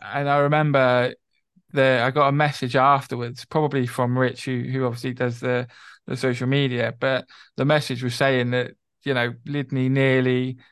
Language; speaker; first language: English; native; English